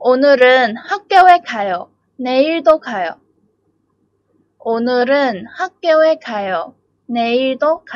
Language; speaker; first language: Korean; non-native, fluent; Vietnamese